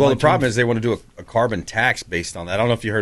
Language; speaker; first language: English; native; English